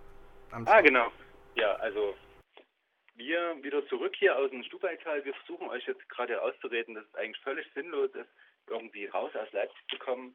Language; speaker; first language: German; native; German